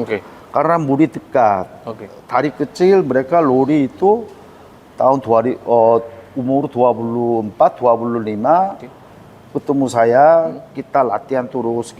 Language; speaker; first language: Indonesian; non-native, learner; Korean